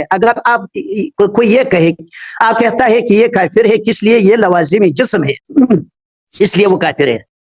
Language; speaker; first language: Hindi; non-native, learner; Pashto